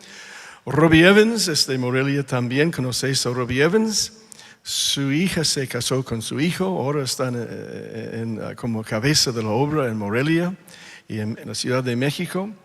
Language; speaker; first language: Spanish; non-native, fluent; English